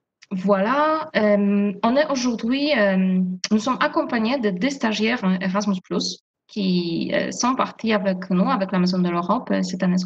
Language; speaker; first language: French; non-native, fluent; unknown